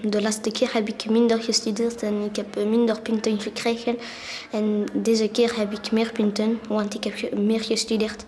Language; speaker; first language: Dutch; non-native, local second language; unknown